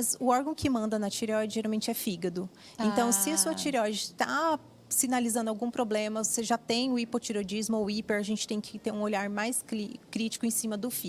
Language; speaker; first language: Portuguese; native; Portuguese